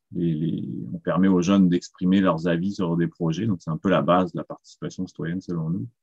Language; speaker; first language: French; native; French